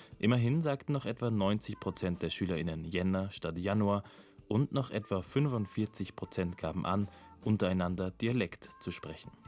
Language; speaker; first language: German; native; German